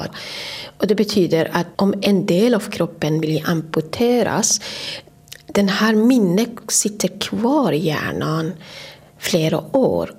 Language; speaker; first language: Swedish; non-native, fluent; Persian